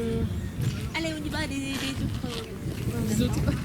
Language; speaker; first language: French; non-native, learner; Korean